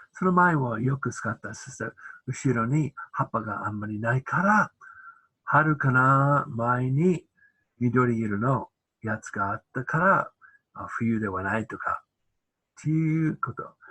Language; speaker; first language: Japanese; non-native, learner; English